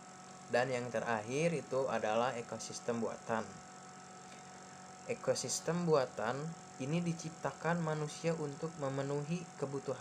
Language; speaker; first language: Indonesian; native; Indonesian